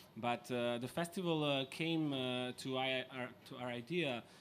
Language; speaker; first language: English; non-native, fluent; Serbian